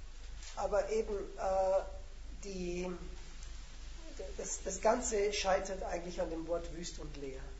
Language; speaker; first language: German; native; German